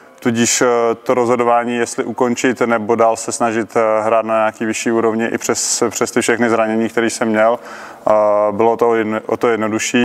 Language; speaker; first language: Czech; native; Czech